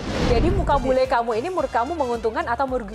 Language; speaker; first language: Indonesian; native; Indonesian